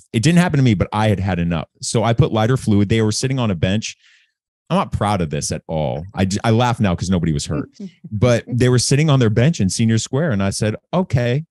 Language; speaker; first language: English; native; English